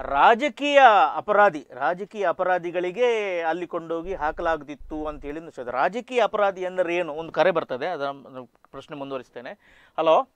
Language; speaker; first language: Kannada; native; Kannada